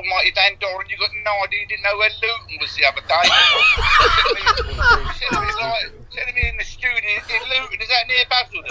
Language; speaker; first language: English; native; English